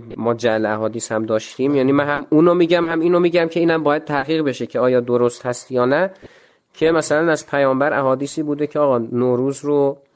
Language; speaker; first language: Persian; native; Persian